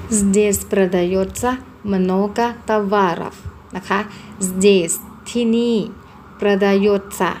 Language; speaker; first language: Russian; non-native, fluent; Thai